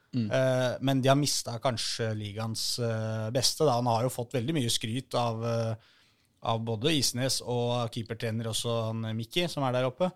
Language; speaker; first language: Norwegian; native; Norwegian